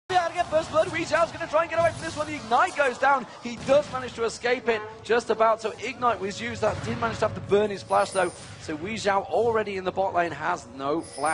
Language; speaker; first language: English; native; English